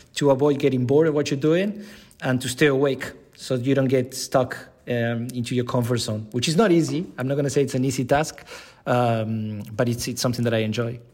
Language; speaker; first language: English; non-native, fluent; Spanish